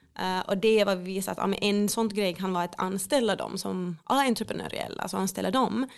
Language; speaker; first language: Swedish; non-native, fluent; Finnish